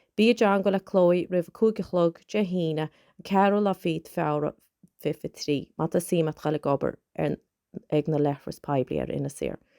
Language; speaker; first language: Irish; native; Irish